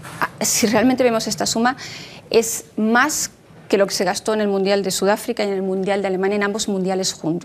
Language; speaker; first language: Spanish; native; Spanish